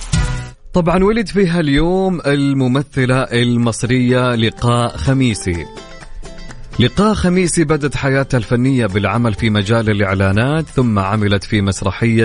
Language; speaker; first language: Arabic; native; Arabic